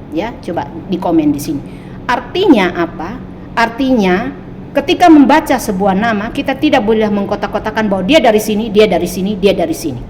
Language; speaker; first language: Indonesian; native; Indonesian